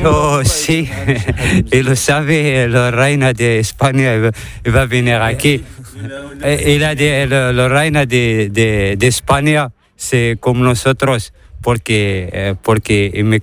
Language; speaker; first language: Spanish; non-native, learner; Arabic